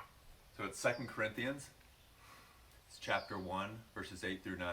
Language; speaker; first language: English; native; English